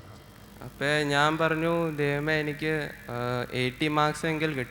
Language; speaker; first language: Malayalam; early bilingual, heritage; Malayalam